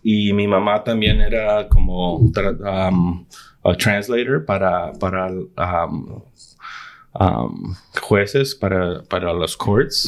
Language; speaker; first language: Spanish; early bilingual, heritage; Spanish